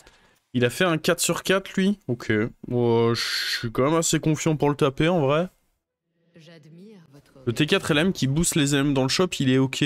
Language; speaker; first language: French; native; French